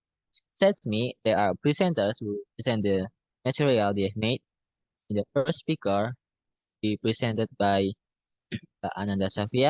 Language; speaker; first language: English; non-native, learner; Indonesian